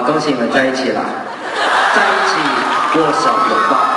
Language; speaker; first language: Chinese; native; Chinese